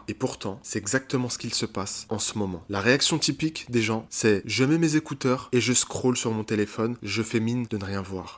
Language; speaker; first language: French; native; French